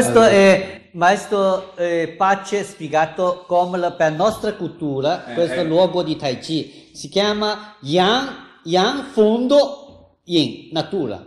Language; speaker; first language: Italian; non-native, learner; Chinese